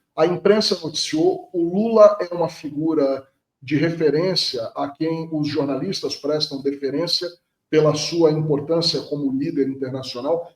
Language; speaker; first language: Portuguese; native; Portuguese